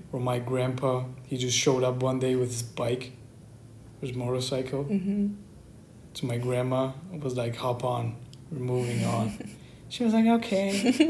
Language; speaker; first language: English; non-native, fluent; Persian